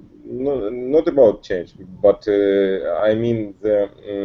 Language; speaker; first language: English; non-native, learner; Russian